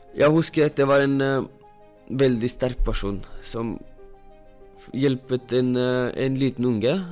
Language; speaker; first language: Norwegian; non-native, fluent; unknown